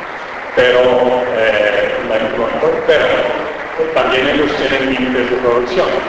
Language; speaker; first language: Spanish; non-native, fluent; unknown